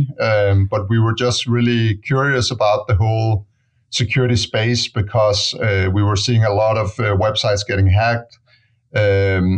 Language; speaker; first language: English; non-native, fluent; Danish